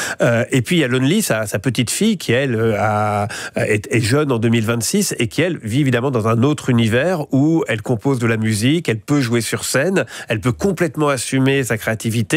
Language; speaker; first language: French; native; French